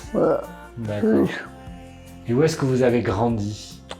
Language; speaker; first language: French; native; French